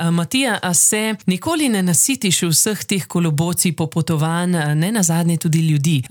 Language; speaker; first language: Slovenian; native; Slovenian